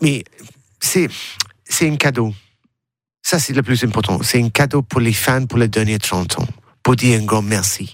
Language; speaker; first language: French; non-native, learner; English